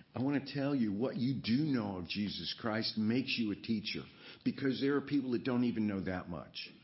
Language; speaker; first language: English; native; English